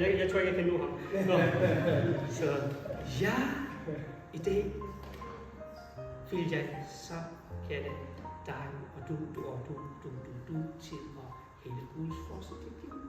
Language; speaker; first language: Danish; non-native, fluent; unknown